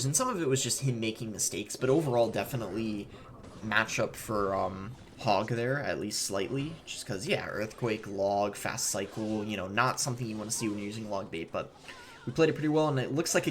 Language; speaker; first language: English; native; English